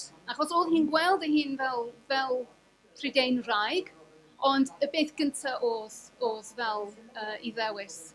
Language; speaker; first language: Welsh; non-native, fluent; English